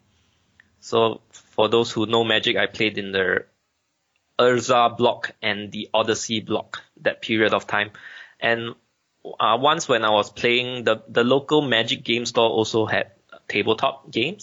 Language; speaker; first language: English; native; English